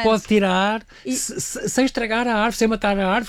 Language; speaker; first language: Portuguese; native; Portuguese